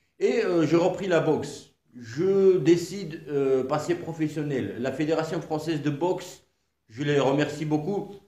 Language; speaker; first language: French; non-native, fluent; Georgian